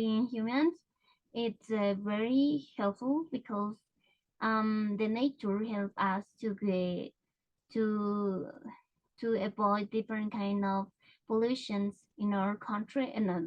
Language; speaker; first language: English; non-native, learner; Spanish